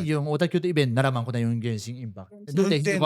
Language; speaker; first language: Filipino; non-native, learner; Japanese